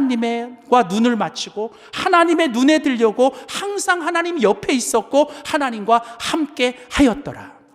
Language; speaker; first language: Korean; native; Korean